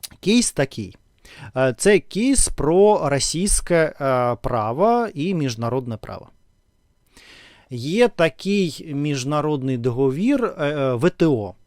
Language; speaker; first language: Ukrainian; non-native, learner; Russian